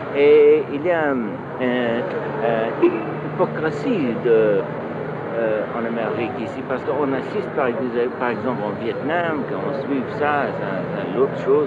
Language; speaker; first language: French; non-native, fluent; English